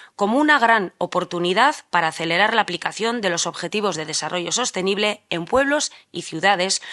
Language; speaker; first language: Spanish; native; Spanish